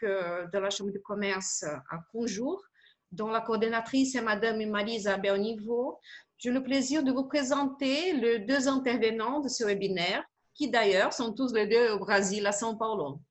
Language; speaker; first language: French; non-native, fluent; Portuguese